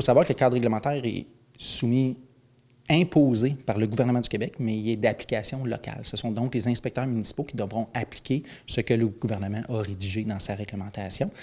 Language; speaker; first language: French; native; French